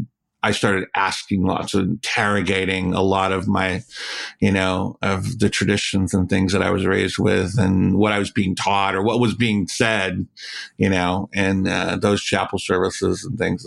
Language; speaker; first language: English; native; English